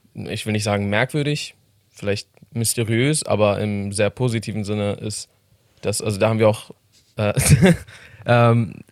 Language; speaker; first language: German; non-native, fluent; Persian